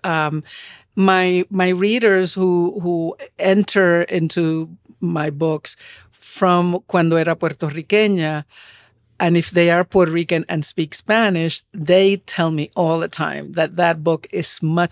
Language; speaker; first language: English; non-native, fluent; Spanish